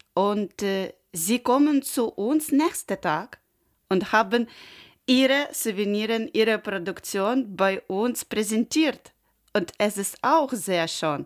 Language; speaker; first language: German; non-native, learner; Ukrainian